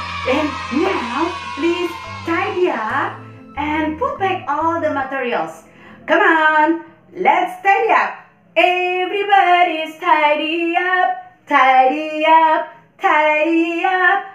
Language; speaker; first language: English; non-native, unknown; Indonesian